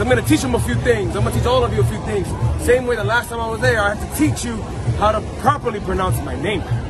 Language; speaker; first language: English; native; English